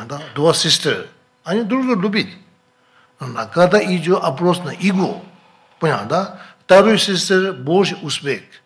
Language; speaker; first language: Russian; non-native, learner; Tibetan